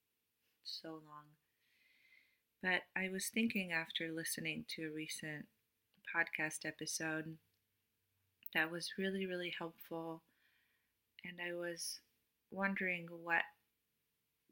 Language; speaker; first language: English; non-native, fluent; Romanian